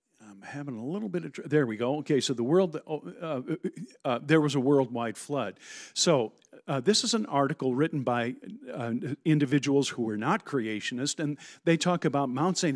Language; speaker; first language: English; native; English